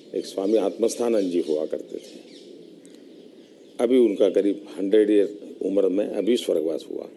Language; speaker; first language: Hindi; non-native, local second language; Gujarati